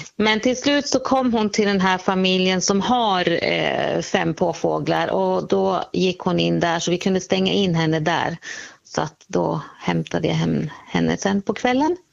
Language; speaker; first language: Swedish; native; Swedish